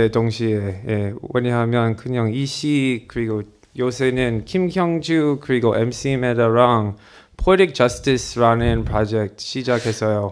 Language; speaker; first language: Korean; non-native, learner; English